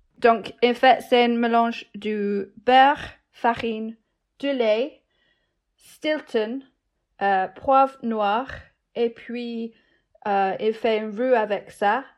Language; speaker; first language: French; non-native, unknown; English